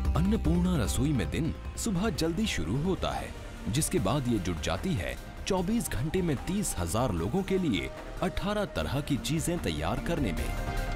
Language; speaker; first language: Hindi; native; Hindi